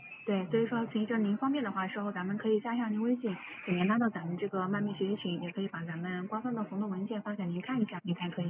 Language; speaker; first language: Chinese; native; Chinese